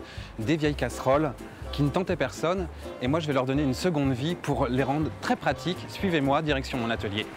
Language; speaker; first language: French; native; French